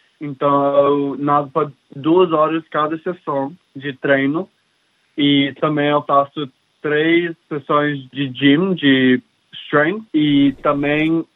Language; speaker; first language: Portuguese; early bilingual, heritage; English